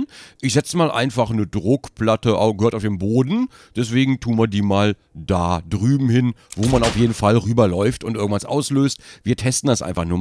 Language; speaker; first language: German; native; German